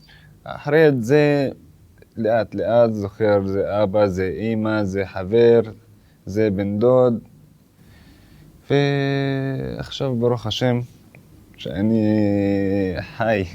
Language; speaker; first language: Hebrew; non-native, local second language; Arabic